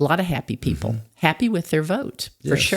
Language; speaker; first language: English; native; English